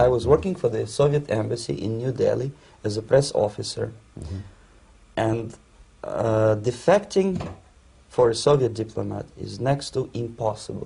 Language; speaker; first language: English; non-native, fluent; Russian